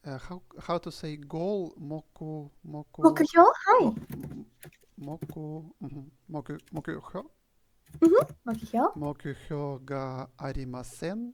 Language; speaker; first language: Japanese; non-native, learner; Ukrainian